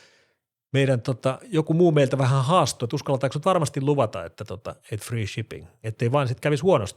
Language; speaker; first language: Finnish; native; Finnish